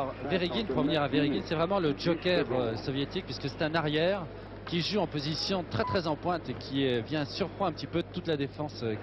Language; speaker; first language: French; native; French